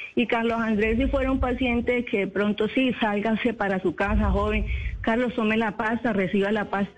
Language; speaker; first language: Spanish; native; Spanish